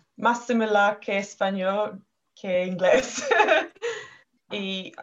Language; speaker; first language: Spanish; non-native, learner; English